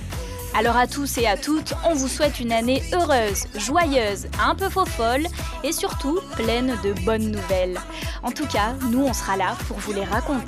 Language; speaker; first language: French; native; French